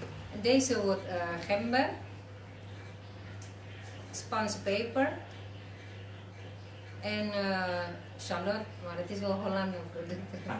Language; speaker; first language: Dutch; non-native, learner; Indonesian